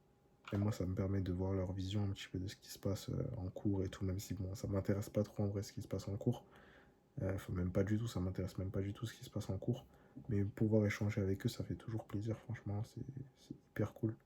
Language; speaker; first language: French; native; French